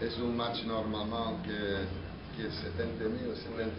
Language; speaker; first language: Spanish; non-native, fluent; English